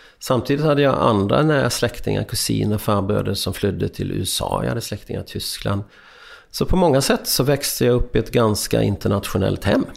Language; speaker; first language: Swedish; early bilingual, other home language; Hungarian